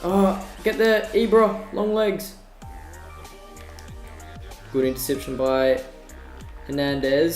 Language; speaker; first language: English; native; English